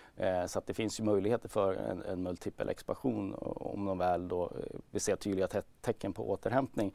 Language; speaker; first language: Swedish; native; Swedish